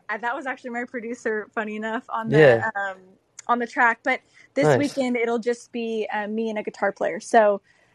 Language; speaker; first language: English; native; English